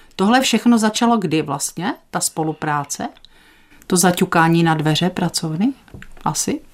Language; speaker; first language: Czech; native; Czech